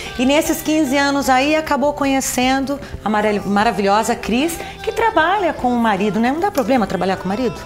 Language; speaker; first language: Portuguese; native; Portuguese